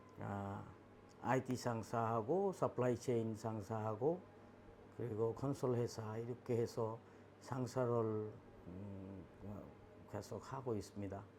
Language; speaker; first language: Korean; non-native, learner; Bangla